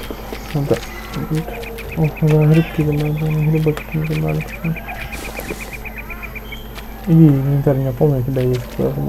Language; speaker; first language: Russian; native; Russian